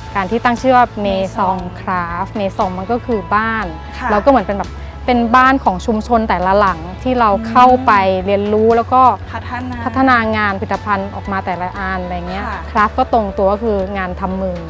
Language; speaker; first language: Thai; native; Thai